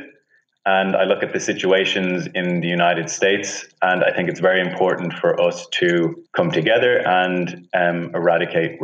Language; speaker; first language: English; native; English